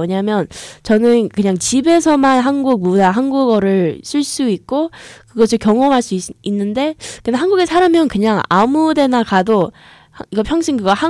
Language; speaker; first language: Korean; early bilingual, heritage; English